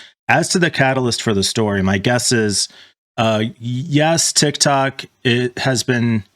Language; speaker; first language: English; native; English